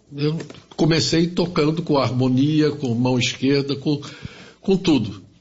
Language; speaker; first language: Portuguese; early bilingual, other home language; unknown